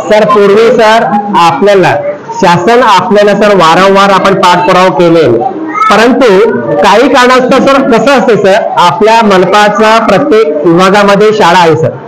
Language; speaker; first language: Marathi; non-native, local second language; Kannada